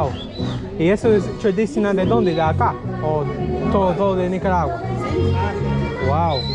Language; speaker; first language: Spanish; non-native, learner; English